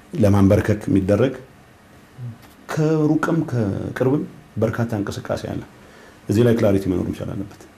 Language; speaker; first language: Amharic; non-native, local second language; Tigrinya